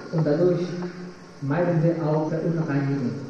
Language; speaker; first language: German; non-native, fluent; Polish